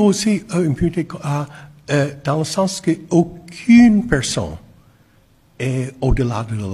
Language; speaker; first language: French; non-native, fluent; English